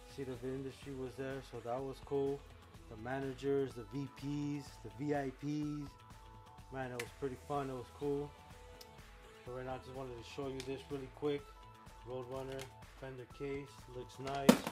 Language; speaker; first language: English; early bilingual, other home language; Spanish